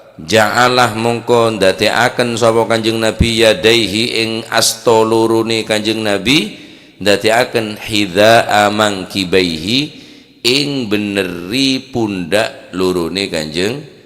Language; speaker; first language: Javanese; non-native, local second language; Madurese